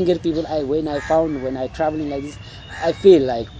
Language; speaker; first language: English; non-native, local second language; Nepali